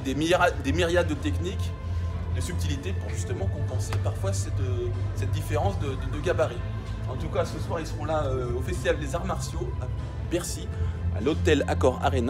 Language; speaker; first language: French; native; French